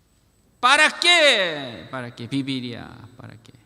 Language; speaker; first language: Spanish; non-native, learner; Korean